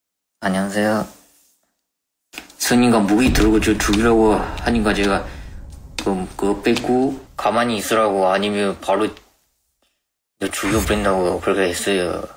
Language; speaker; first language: Korean; non-native, learner; Chinese